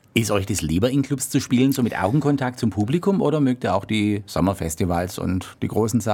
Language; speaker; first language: German; native; German